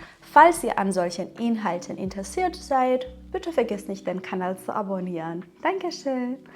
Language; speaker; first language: German; non-native, fluent; Persian